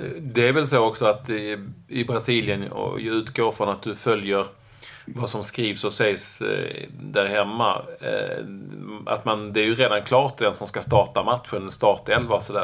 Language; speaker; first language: Swedish; native; Swedish